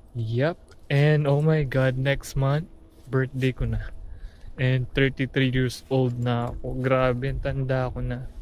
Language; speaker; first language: Filipino; native; Filipino